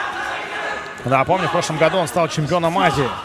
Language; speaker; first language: Russian; native; Russian